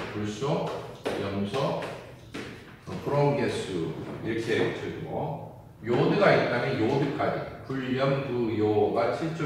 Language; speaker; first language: Korean; native; Korean